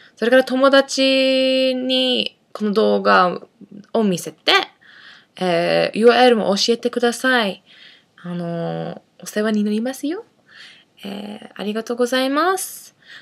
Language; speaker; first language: Japanese; non-native, fluent; English